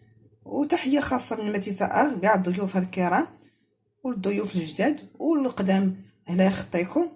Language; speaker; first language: Arabic; native; Arabic